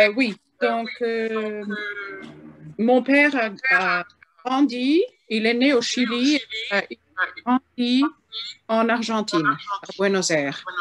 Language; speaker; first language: French; non-native, fluent; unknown